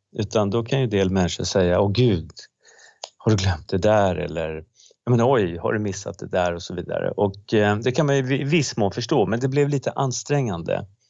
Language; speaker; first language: Swedish; native; Swedish